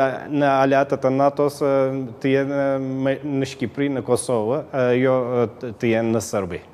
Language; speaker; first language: Albanian; early bilingual, heritage; Albanian